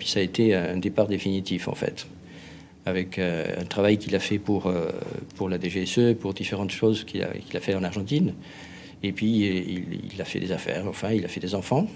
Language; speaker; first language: French; non-native, fluent; Spanish